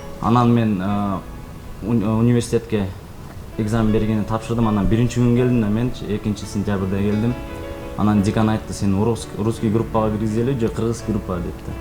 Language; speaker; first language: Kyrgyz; non-native, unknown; Russian